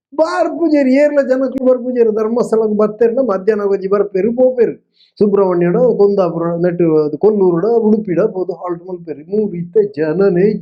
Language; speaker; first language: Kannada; non-native, local second language; Tulu